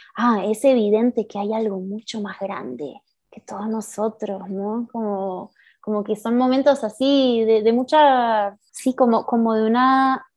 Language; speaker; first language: Spanish; native; Spanish